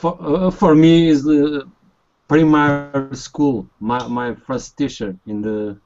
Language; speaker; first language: English; non-native, learner; Spanish